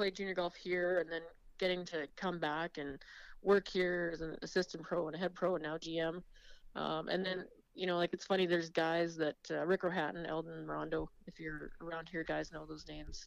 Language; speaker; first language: English; native; English